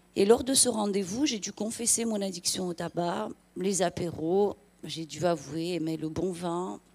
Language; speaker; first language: French; non-native, fluent; Romanian